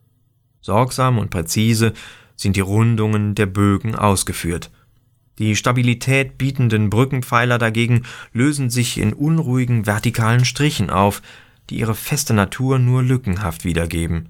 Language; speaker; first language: German; native; German